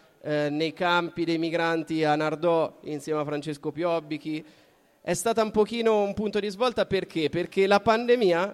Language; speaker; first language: Italian; native; Italian